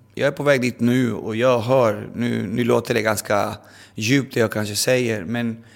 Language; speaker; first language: Swedish; early bilingual, other home language; Spanish